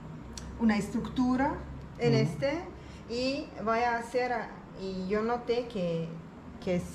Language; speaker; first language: Spanish; non-native, learner; German